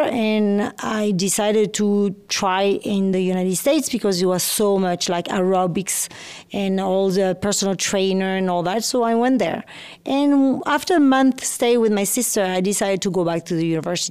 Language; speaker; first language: English; non-native, fluent; French